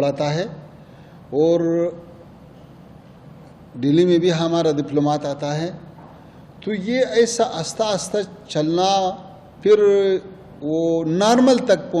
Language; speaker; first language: Hindi; non-native, learner; Pashto